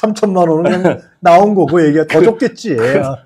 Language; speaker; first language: Korean; native; Korean